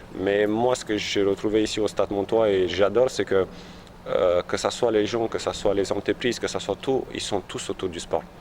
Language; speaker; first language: French; non-native, fluent; Romanian